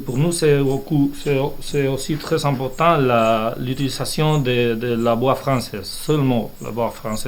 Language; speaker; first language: French; non-native, fluent; Spanish